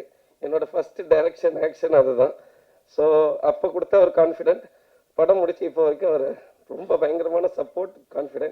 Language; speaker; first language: Tamil; native; Tamil